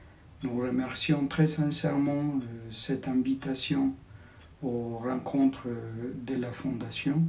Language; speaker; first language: French; non-native, fluent; Spanish